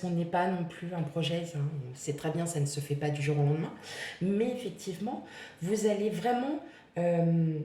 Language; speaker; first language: French; native; French